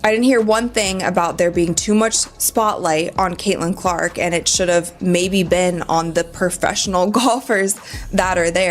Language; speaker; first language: English; native; English